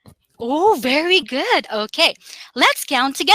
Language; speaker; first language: English; non-native, local second language; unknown